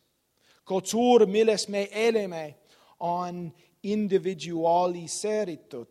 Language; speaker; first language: Estonian; non-native, learner; English